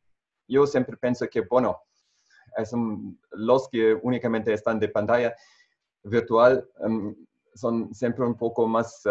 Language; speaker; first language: Spanish; non-native, fluent; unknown